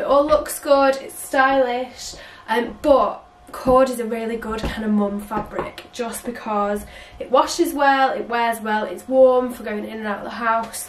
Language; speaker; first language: English; native; English